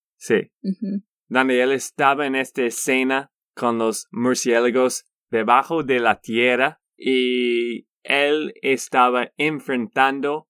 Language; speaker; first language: Spanish; non-native, learner; English